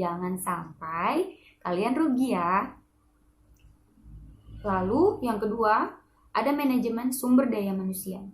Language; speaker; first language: Indonesian; native; Indonesian